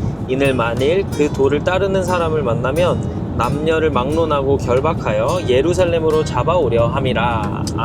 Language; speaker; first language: Korean; native; Korean